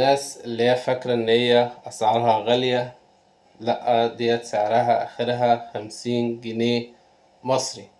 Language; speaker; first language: Arabic; native; Arabic